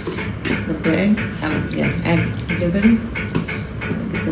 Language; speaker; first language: English; non-native, local second language; Hindi